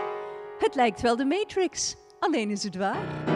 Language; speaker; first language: Dutch; native; Dutch